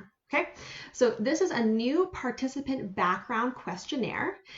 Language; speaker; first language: English; native; English